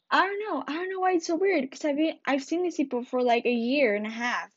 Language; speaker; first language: English; early bilingual, other home language; Spanish